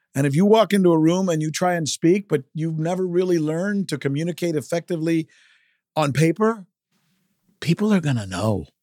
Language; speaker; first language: English; early bilingual, other home language; Spanish